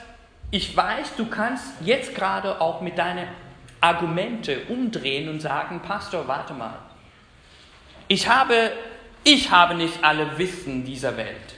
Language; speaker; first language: German; non-native, fluent; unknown